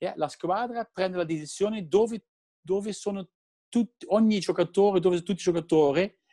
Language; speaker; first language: Italian; non-native, learner; Dutch